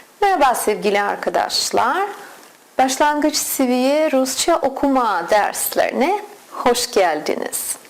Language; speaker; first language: Turkish; non-native, fluent; Russian